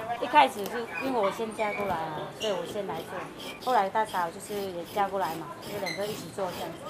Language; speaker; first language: Chinese; non-native, fluent; Vietnamese